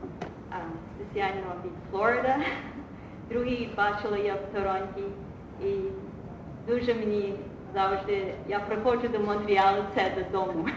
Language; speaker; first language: Ukrainian; early bilingual, heritage; Ukrainian